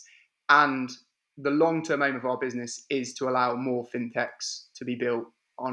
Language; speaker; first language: English; native; English